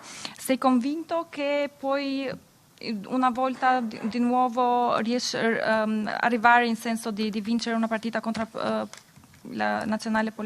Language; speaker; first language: Italian; non-native, fluent; Albanian